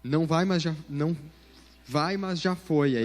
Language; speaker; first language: Portuguese; native; Portuguese